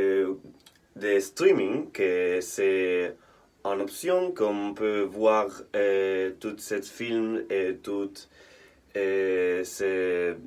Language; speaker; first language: French; non-native, learner; Spanish